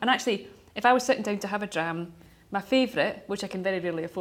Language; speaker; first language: English; native; English